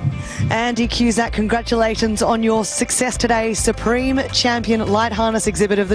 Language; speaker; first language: English; native; English